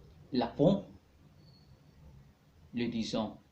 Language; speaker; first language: French; non-native, learner; Spanish